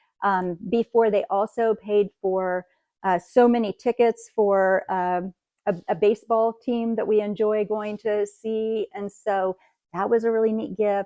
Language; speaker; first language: English; native; English